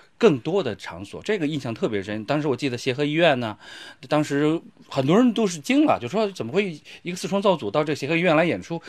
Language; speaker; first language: Chinese; native; Chinese